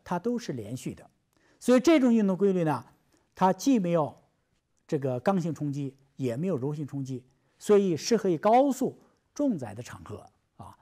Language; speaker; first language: Chinese; native; Chinese